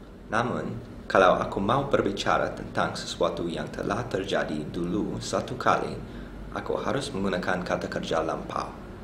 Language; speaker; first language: Indonesian; non-native, learner; English